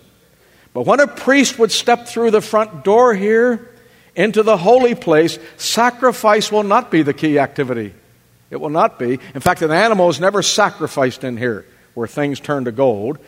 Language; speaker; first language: English; native; English